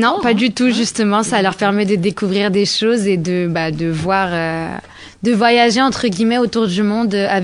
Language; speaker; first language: French; native; French